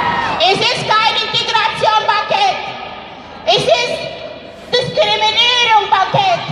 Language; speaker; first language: German; non-native, fluent; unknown